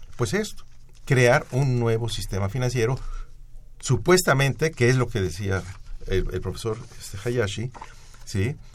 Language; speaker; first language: Spanish; native; Spanish